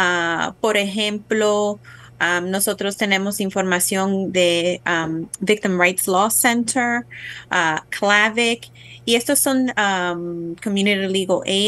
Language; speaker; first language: Spanish; early bilingual, heritage; Spanish